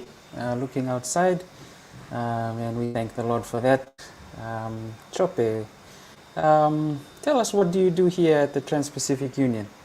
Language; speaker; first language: English; non-native, local second language; Fijian